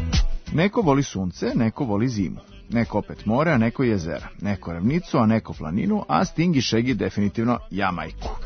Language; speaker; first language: Serbian; native; Serbian